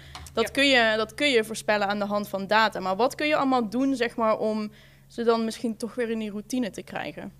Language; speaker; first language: Dutch; native; Dutch